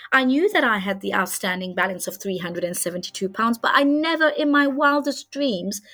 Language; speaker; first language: English; non-native, fluent; Hungarian